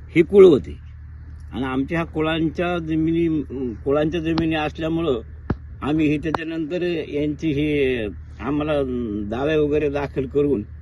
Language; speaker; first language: Marathi; native; Marathi